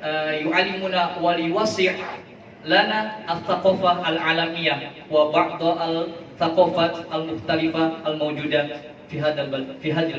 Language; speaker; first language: Arabic; non-native, fluent; Indonesian